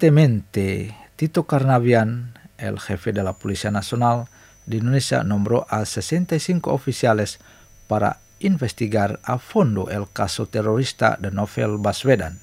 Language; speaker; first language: Spanish; non-native, fluent; Indonesian